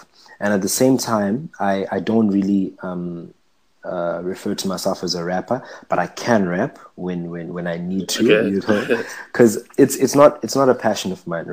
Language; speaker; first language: English; non-native, local second language; Shona